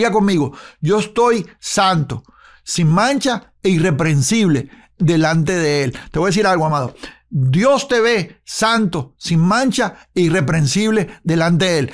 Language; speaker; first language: Spanish; native; Spanish